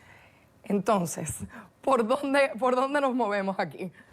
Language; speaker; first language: Spanish; native; Spanish